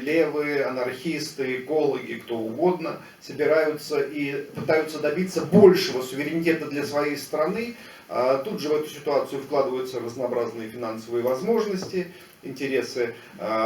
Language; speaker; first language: Russian; native; Russian